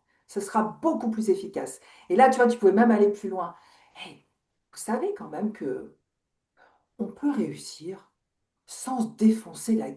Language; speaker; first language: French; native; French